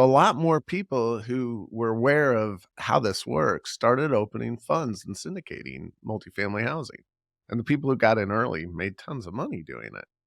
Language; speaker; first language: English; native; English